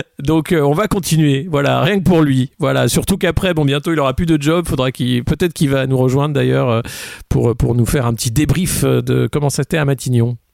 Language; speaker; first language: French; native; French